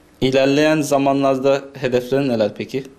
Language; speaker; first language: Turkish; native; Turkish